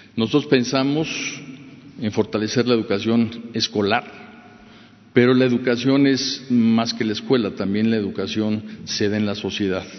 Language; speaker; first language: Spanish; native; Spanish